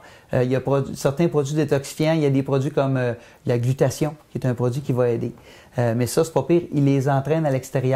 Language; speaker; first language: French; native; French